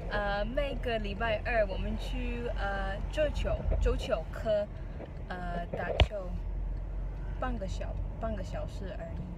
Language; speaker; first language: Chinese; non-native, learner; English